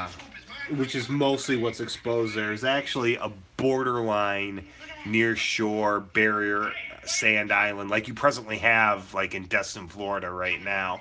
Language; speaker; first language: English; native; English